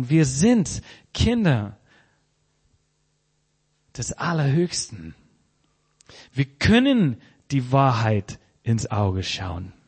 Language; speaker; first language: German; non-native, fluent; English